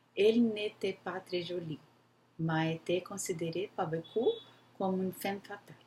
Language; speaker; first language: French; non-native, learner; Portuguese